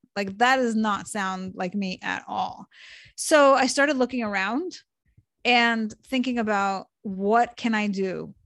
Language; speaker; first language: English; early bilingual, other home language; Hebrew